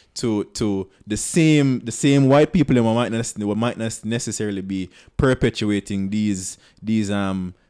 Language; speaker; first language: English; non-native, local second language; Jamaican Creole English